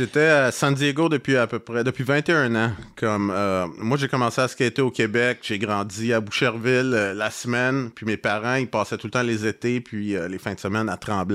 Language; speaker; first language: French; native; French